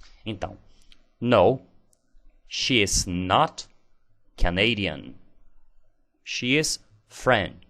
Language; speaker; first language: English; non-native, fluent; Portuguese